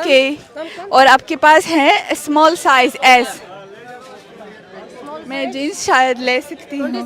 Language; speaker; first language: Hindi; non-native, learner; Russian